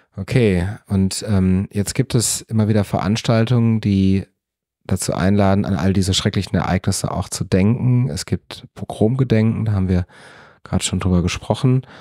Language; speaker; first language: German; native; German